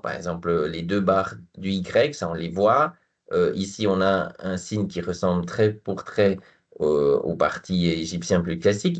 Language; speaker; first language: French; non-native, fluent; Portuguese